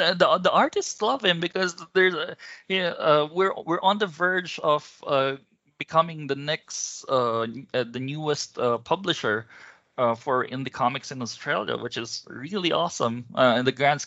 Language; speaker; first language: English; non-native, local second language; Filipino